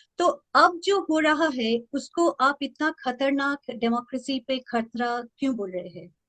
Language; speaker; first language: Hindi; non-native, local second language; Bangla